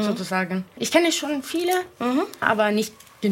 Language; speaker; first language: German; non-native, fluent; Italian